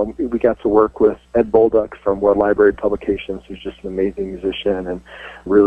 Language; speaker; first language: English; native; English